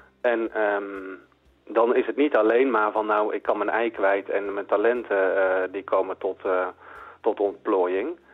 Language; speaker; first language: Dutch; native; Dutch